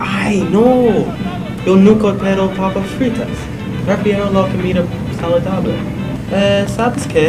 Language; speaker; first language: Spanish; non-native, learner; English